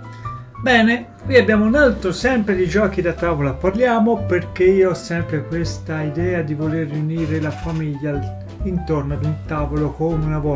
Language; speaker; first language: Italian; native; Italian